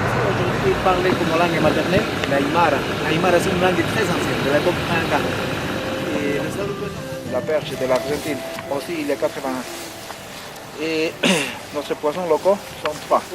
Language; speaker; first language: French; non-native, learner; Spanish